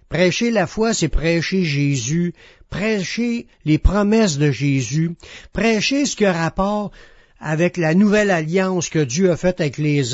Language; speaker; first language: French; native; French